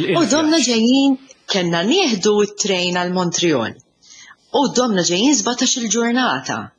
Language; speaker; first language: Maltese; early bilingual, other home language; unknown